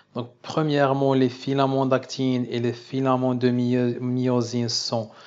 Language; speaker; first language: French; non-native, local second language; Arabic